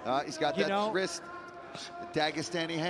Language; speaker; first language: English; native; English